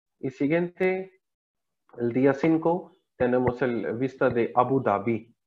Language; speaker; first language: Spanish; non-native, learner; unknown